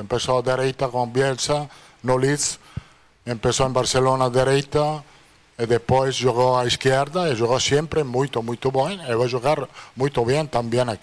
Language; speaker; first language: Portuguese; non-native, fluent; Italian